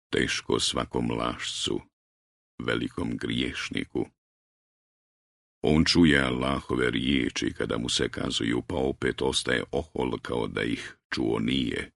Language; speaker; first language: Croatian; native; Croatian